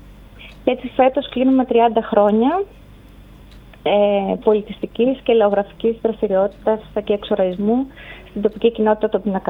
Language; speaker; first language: Greek; native; Greek